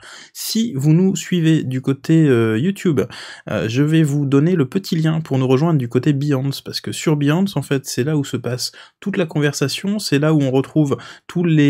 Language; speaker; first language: French; native; French